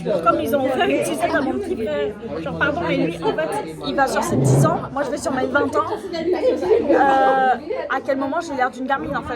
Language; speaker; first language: French; native; French